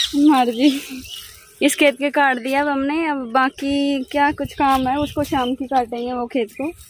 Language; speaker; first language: Hindi; native; Hindi